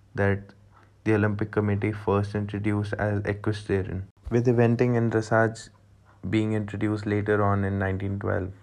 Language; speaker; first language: English; non-native, local second language; Hindi